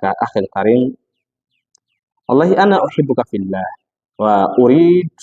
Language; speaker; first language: Arabic; non-native, fluent; Swahili